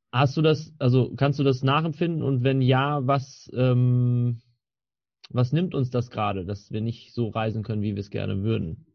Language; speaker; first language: German; native; German